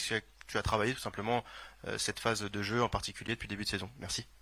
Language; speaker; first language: French; native; French